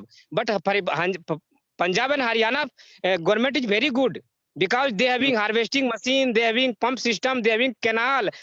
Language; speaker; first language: English; non-native, learner; Hindi